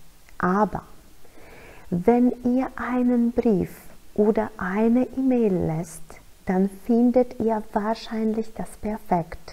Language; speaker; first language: German; non-native, fluent; Polish